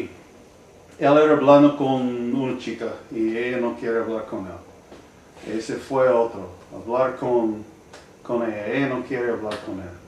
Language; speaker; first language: Spanish; non-native, learner; English